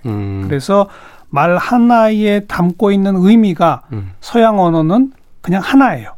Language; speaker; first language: Korean; native; Korean